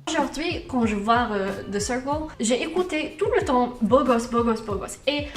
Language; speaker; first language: French; non-native, learner; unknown